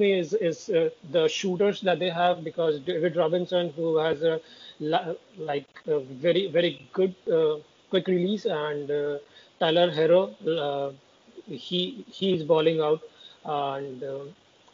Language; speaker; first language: English; non-native, local second language; Hindi